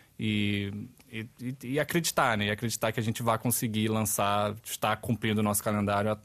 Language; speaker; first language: Portuguese; native; Portuguese